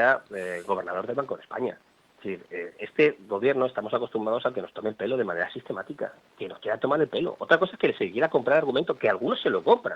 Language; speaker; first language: Spanish; native; Spanish